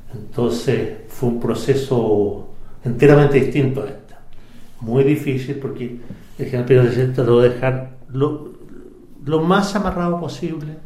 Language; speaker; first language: Spanish; native; Spanish